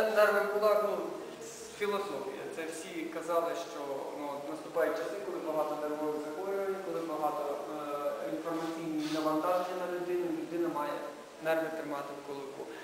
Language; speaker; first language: Ukrainian; native; Ukrainian